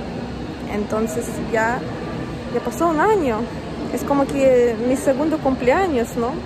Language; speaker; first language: Spanish; non-native, fluent; Russian